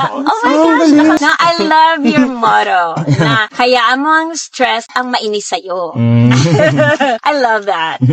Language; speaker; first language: Filipino; native; Filipino